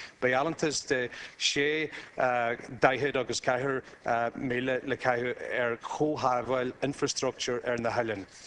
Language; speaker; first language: Irish; non-native, local second language; English